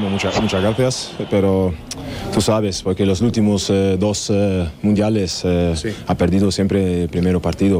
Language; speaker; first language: Spanish; non-native, learner; German